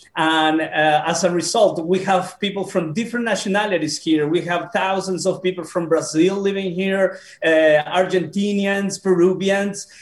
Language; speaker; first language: English; non-native, fluent; Spanish